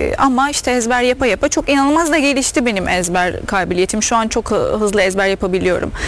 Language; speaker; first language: Turkish; non-native, fluent; Arabic